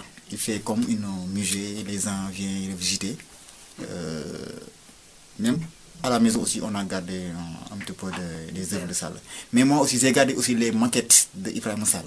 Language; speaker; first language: French; non-native, local second language; Wolof